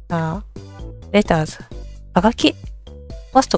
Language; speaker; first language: English; non-native, learner; Japanese